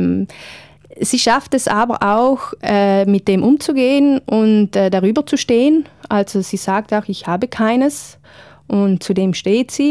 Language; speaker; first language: German; native; German